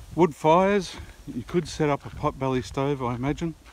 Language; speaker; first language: English; native; English